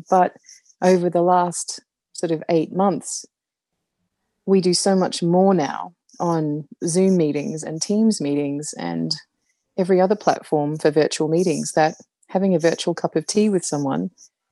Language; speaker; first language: English; native; English